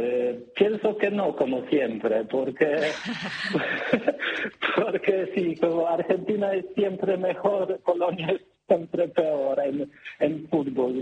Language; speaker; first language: Spanish; non-native, learner; Polish